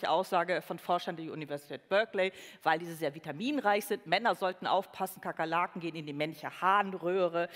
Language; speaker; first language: German; native; German